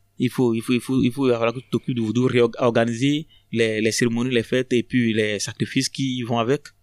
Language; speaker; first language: French; non-native, local second language; Ewe